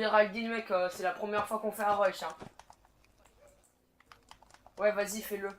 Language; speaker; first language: French; native; French